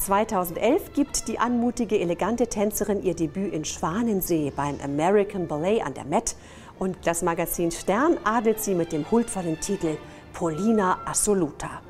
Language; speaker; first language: German; native; German